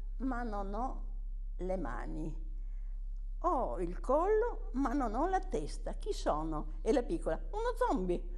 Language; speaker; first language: Italian; native; Italian